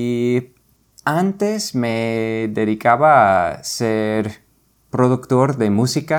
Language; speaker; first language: Spanish; non-native, fluent; English